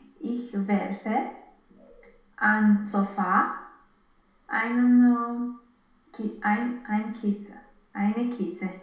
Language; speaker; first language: German; non-native, learner; Romanian